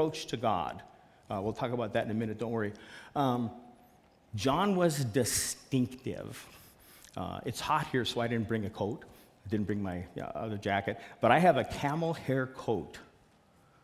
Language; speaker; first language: English; native; English